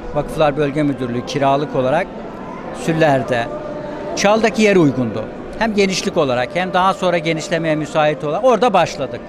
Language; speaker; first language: Turkish; native; Turkish